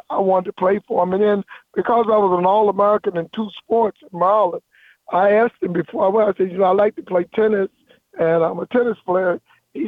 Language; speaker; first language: English; native; English